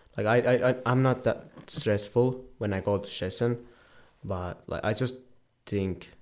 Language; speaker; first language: English; non-native, learner; Finnish